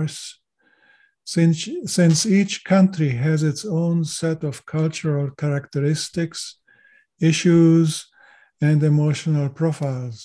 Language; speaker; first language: English; non-native, fluent; German